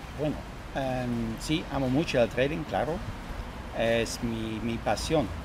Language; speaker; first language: Spanish; non-native, fluent; Dutch